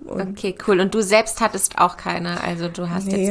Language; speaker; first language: German; native; German